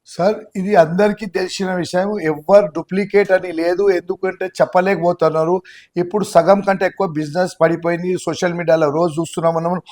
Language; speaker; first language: Telugu; non-native, local second language; Gujarati